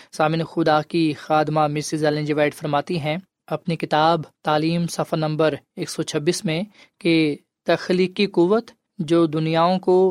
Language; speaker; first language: Urdu; non-native, local second language; Punjabi